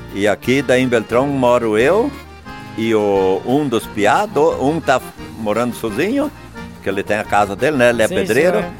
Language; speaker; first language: Portuguese; native; Portuguese